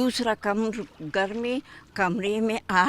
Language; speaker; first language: Hindi; non-native, local second language; Pashto